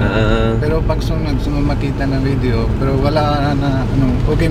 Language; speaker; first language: Filipino; non-native, local second language; Cebuano